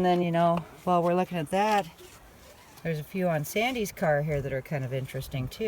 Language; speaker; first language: English; native; English